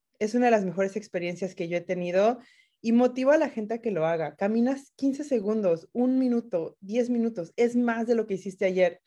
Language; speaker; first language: Spanish; native; Spanish